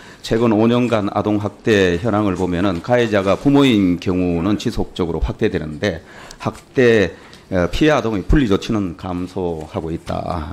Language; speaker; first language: Korean; native; Korean